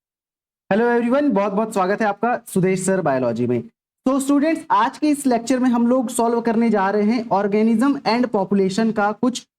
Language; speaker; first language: Hindi; native; Hindi